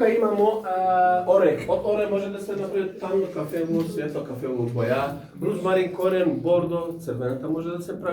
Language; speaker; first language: Bulgarian; non-native, learner; Serbian